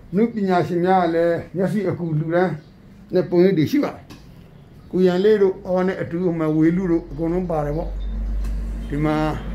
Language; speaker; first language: Burmese; native; Burmese